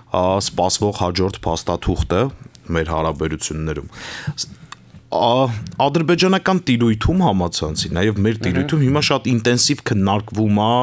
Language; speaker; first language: Armenian; native; Armenian